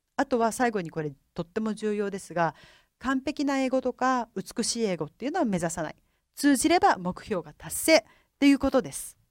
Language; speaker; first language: Japanese; native; Japanese